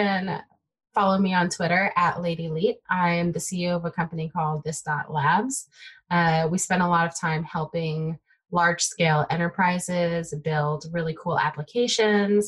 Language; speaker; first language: English; early bilingual, other home language; Min Nan Chinese